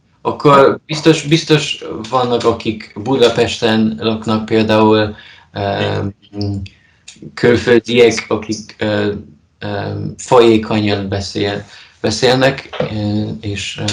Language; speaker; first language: Hungarian; non-native, learner; Polish